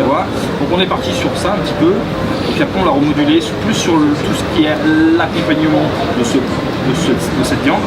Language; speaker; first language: French; native; French